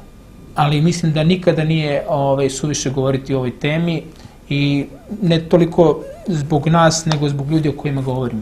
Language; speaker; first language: Serbian; native; Serbian